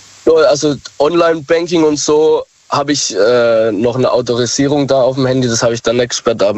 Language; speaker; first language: German; native; German